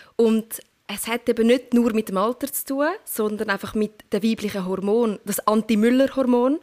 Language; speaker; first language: German; early bilingual, other home language; Turkish